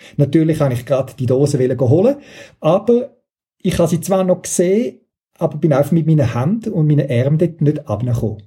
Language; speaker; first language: German; native; German